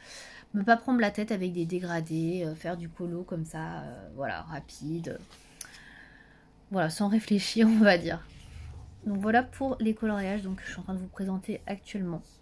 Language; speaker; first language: French; native; French